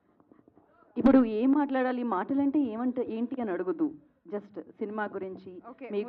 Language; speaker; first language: Telugu; native; Telugu